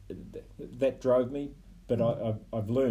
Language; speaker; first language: English; native; English